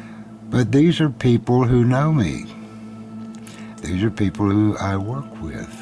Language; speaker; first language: English; native; English